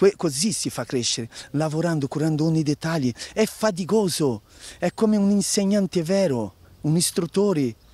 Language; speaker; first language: Italian; non-native, fluent; Portuguese